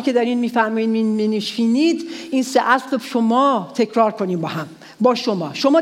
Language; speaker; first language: Persian; native; Persian